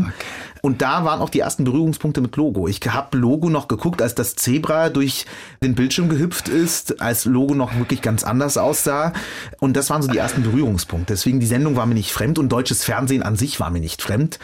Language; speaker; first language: German; early bilingual, other home language; Arabic